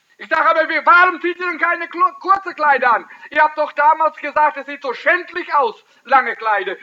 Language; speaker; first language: German; early bilingual, heritage; German